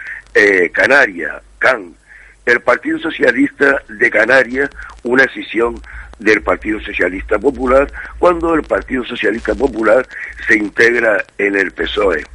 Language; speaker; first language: Spanish; native; Spanish